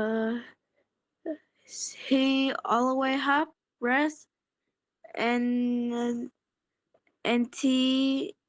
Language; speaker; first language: English; non-native, learner; Polish